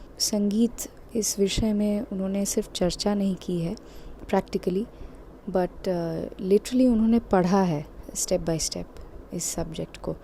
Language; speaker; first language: Hindi; non-native, local second language; Bangla